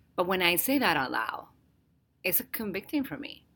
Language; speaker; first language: English; non-native, fluent; Spanish